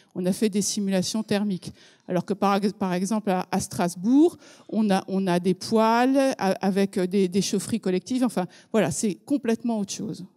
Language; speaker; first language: French; native; French